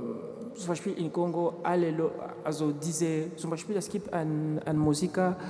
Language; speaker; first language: German; non-native, learner; French